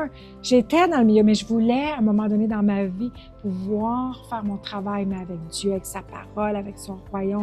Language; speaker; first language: French; native; French